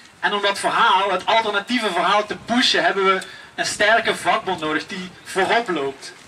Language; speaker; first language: Dutch; native; Dutch